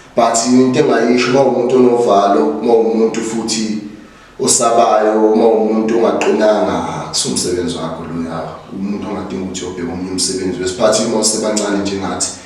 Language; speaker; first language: Zulu; native; Zulu